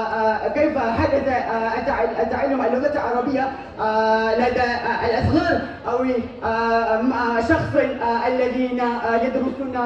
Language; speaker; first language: Arabic; non-native, learner; Malay